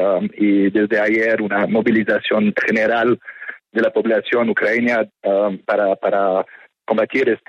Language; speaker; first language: Spanish; non-native, fluent; French